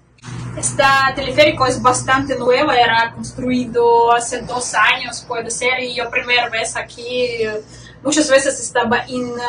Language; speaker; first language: Spanish; non-native, learner; Russian